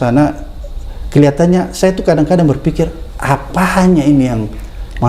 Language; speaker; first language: Indonesian; native; Indonesian